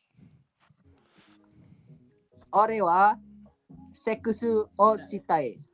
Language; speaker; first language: Japanese; non-native, local second language; Indonesian